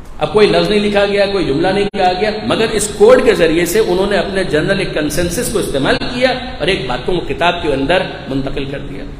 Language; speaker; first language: Urdu; non-native, local second language; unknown